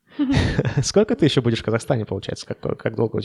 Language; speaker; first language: Russian; native; Russian